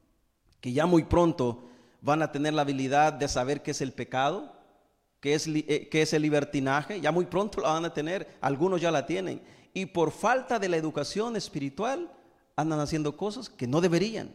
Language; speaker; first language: Spanish; native; Spanish